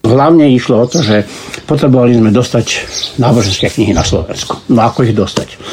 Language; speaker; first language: Slovak; early bilingual, heritage; Slovak